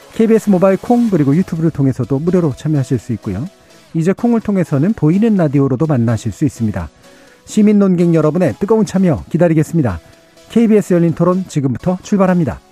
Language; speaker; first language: Korean; native; Korean